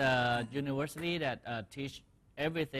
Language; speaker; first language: English; non-native, fluent; Thai